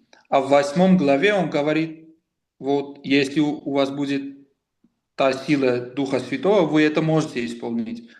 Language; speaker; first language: Russian; non-native, local second language; Armenian